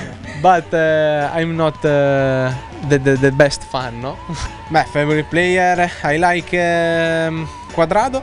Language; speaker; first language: English; non-native, learner; Italian